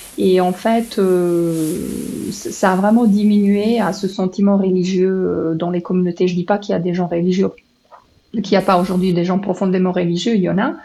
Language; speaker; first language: French; non-native, fluent; Serbian